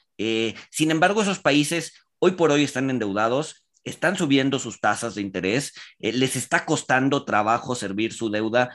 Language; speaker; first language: Spanish; native; Spanish